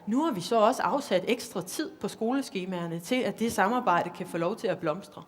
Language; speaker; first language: Danish; native; Danish